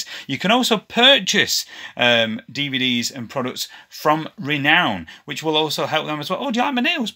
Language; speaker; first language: English; native; English